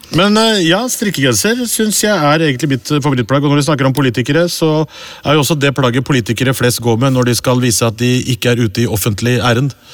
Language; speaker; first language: Norwegian; early bilingual, other home language; Urdu